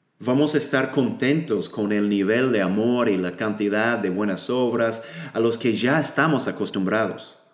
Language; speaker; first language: Spanish; non-native, fluent; English